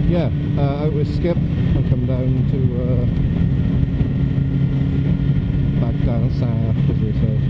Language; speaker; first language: English; native; English